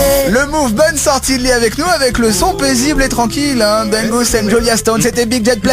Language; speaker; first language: French; native; French